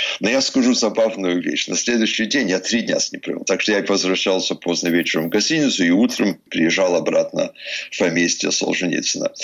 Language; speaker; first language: Russian; early bilingual, heritage; English